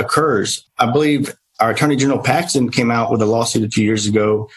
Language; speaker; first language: English; native; English